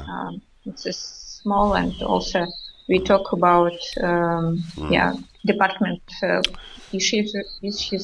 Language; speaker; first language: English; non-native, learner; Russian